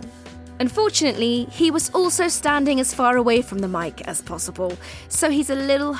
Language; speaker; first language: English; native; English